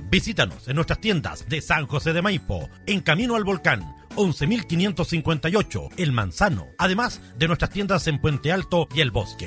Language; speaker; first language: Spanish; native; Spanish